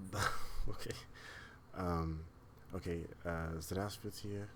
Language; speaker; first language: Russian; non-native, learner; English